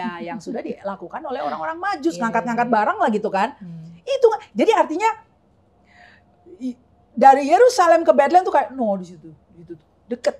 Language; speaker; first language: Indonesian; native; Indonesian